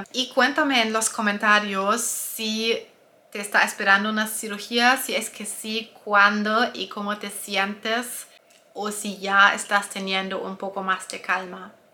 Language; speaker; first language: Spanish; non-native, fluent; German